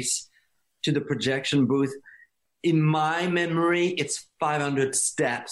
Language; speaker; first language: English; non-native, fluent; French